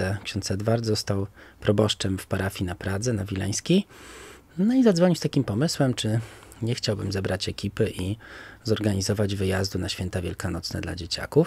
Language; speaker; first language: Polish; native; Polish